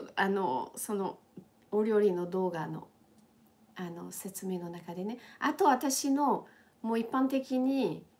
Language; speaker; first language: Japanese; non-native, fluent; French